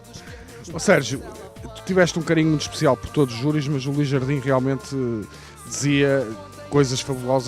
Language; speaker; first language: Portuguese; native; Portuguese